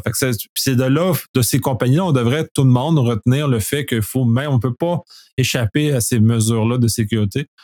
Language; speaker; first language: French; native; French